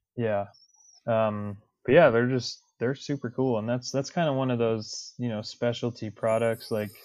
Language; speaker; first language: English; native; English